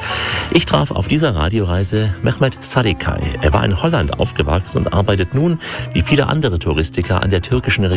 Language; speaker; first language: German; native; German